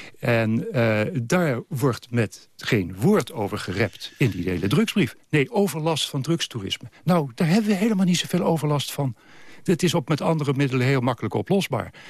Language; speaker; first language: Dutch; native; Dutch